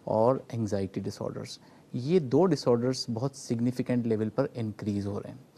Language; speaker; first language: Urdu; non-native, local second language; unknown